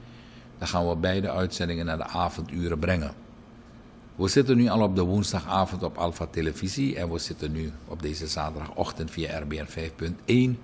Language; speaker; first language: Dutch; native; Dutch